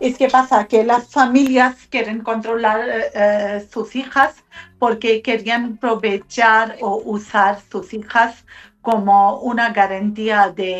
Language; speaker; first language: Spanish; non-native, learner; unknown